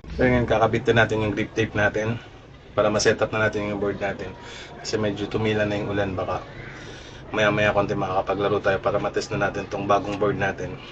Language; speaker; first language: Filipino; non-native, local second language; Chavacano